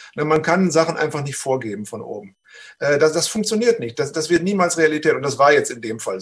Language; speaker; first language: German; native; German